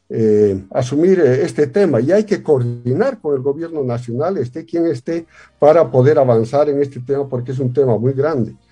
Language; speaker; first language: Spanish; native; Spanish